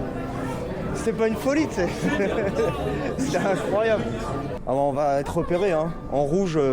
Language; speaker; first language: French; native; French